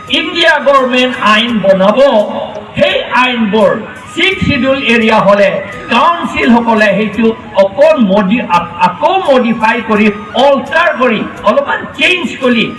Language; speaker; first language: Assamese; non-native, local second language; Karbi